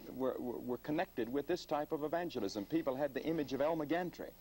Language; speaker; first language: English; native; English